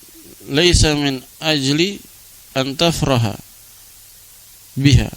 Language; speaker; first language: Arabic; non-native, fluent; Indonesian